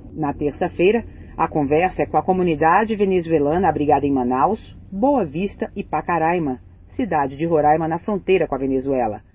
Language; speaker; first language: Portuguese; native; Portuguese